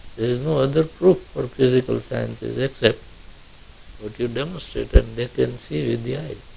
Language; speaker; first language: English; non-native, local second language; Gujarati